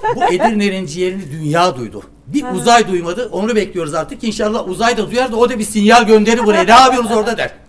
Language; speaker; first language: Turkish; native; Turkish